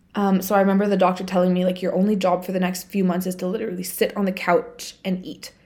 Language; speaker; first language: English; non-native, fluent; Bulgarian